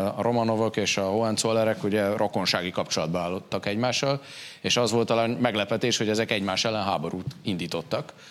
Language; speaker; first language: Hungarian; native; Hungarian